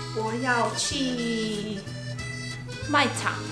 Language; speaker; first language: Chinese; non-native, learner; Korean